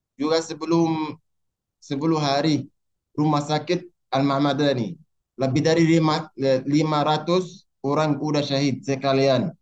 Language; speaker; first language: Indonesian; non-native, learner; Arabic